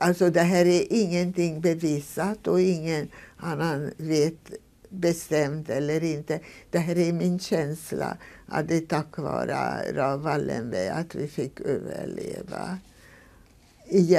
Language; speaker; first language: Swedish; non-native, fluent; Hungarian